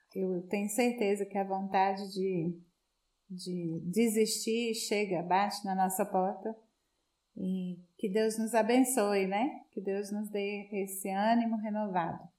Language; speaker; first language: Portuguese; native; Portuguese